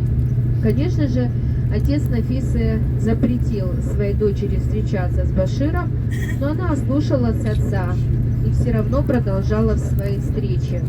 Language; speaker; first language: Russian; native; Russian